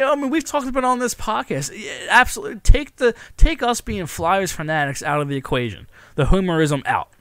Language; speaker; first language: English; native; English